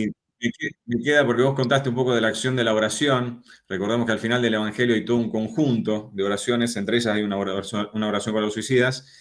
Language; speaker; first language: Spanish; native; Spanish